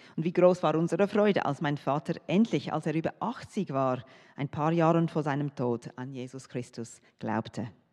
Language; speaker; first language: German; non-native, fluent; English